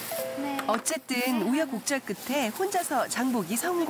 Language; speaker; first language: Korean; native; Korean